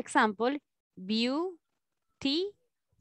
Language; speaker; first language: English; non-native, learner; Spanish